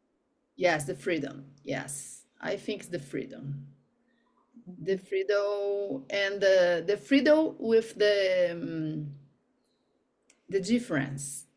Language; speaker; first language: English; non-native, learner; Portuguese